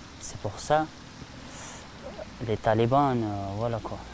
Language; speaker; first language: French; non-native, learner; Persian